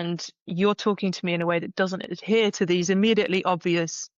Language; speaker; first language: English; native; English